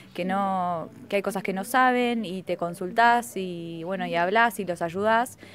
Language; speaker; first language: Spanish; native; Spanish